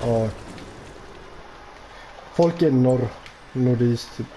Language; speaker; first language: Swedish; early bilingual, other home language; Turkish